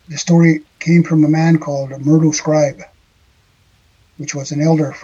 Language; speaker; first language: English; native; English